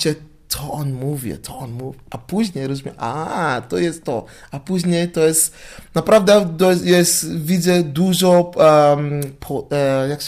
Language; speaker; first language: Polish; non-native, learner; English